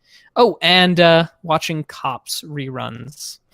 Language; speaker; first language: English; native; English